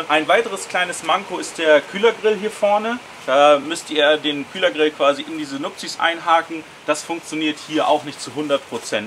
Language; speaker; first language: German; native; German